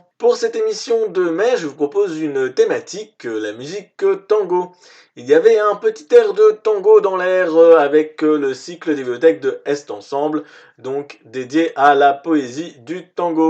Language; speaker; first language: French; native; French